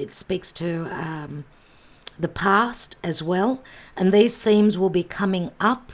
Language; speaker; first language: English; native; English